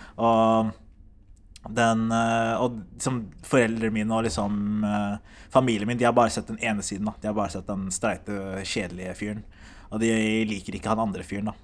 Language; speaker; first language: Norwegian; early bilingual, other home language; Somali